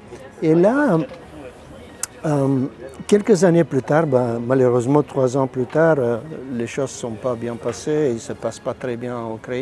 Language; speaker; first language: French; non-native, fluent; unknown